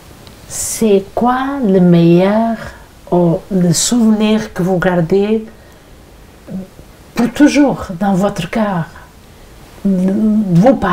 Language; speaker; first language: French; non-native, learner; Portuguese